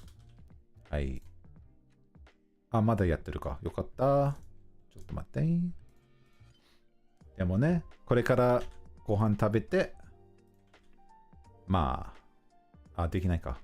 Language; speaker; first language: Japanese; non-native, learner; English